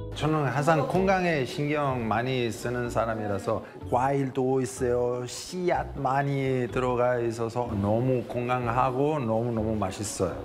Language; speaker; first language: Korean; non-native, fluent; Italian